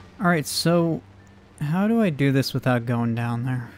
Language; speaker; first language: English; native; English